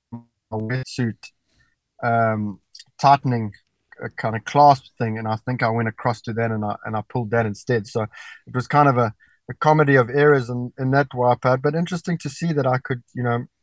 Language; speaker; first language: English; native; English